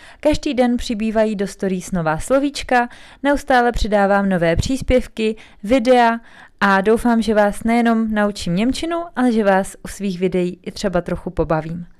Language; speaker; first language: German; non-native, fluent; Czech